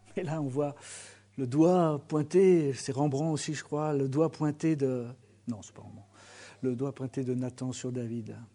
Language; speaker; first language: French; native; French